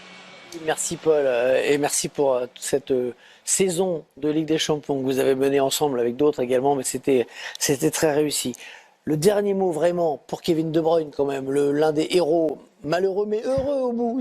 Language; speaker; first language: French; native; French